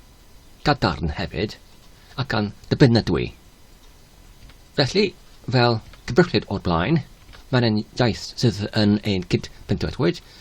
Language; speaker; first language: Welsh; non-native, fluent; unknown